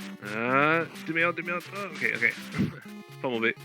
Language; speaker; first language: French; non-native, learner; English